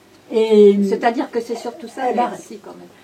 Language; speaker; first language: French; native; French